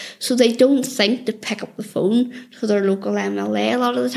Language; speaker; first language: English; native; English